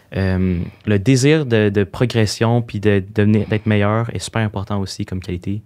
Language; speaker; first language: French; native; French